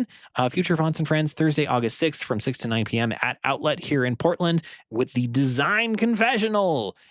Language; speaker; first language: English; native; English